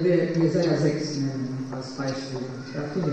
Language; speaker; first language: German; non-native, fluent; Polish